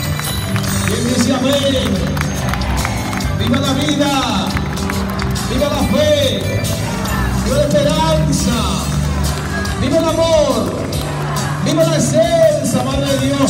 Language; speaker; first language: Spanish; native; Spanish